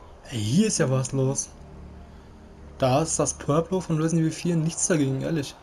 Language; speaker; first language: German; native; German